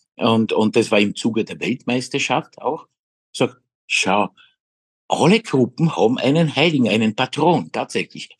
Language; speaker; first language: German; non-native, fluent; Polish